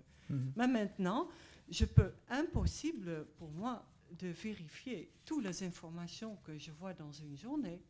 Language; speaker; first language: French; non-native, fluent; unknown